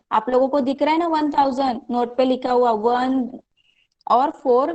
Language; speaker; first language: Hindi; non-native, local second language; Marathi